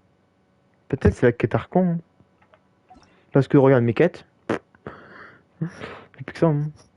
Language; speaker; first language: French; native; French